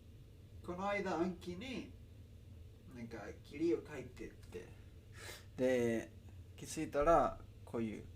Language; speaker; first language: Japanese; non-native, learner; Spanish